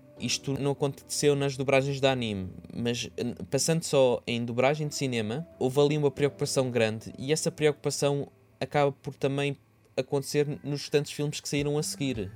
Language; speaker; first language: Portuguese; native; Portuguese